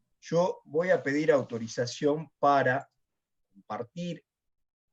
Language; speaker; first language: Spanish; native; Spanish